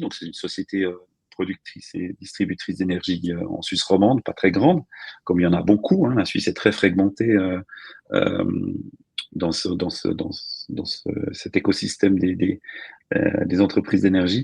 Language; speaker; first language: French; native; French